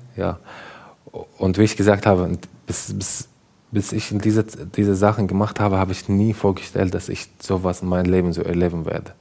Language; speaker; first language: German; non-native, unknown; Arabic